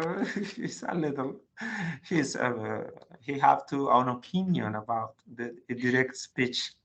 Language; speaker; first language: English; non-native, learner; Spanish